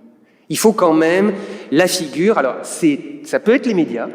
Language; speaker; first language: French; native; French